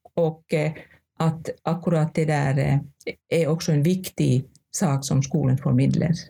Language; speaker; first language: Norwegian; non-native, fluent; Finnish